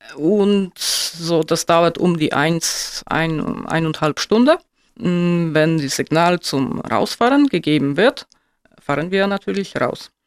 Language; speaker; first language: German; non-native, fluent; Polish